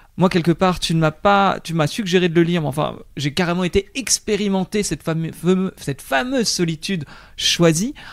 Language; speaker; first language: French; native; French